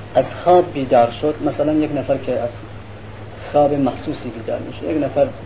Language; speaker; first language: Persian; non-native, local second language; Central Kurdish